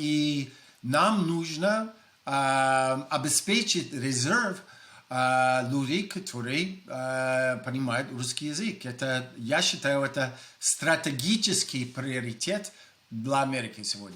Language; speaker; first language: Russian; non-native, fluent; English